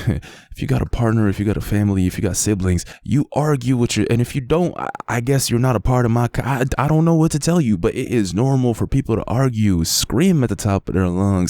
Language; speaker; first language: English; native; English